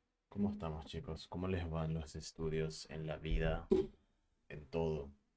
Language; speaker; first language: Spanish; native; Spanish